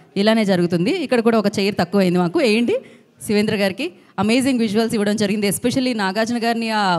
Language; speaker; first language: Telugu; native; Telugu